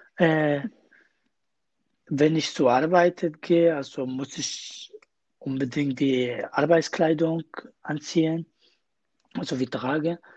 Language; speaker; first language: German; non-native, learner; Kurdish